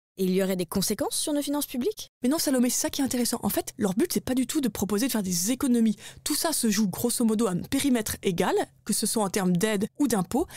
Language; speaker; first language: French; native; French